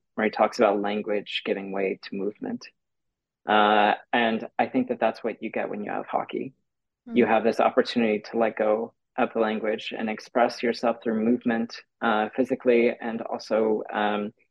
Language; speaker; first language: English; native; English